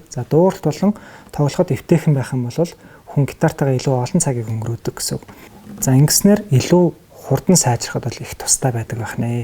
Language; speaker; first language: Mongolian; native; Mongolian